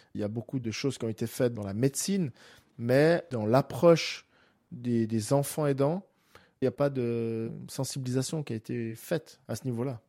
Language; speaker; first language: French; native; French